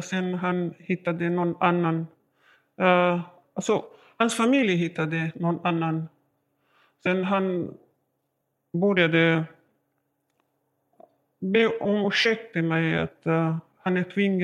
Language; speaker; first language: Swedish; non-native, learner; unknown